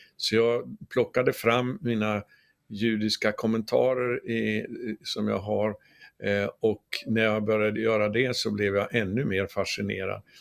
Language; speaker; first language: Swedish; native; Swedish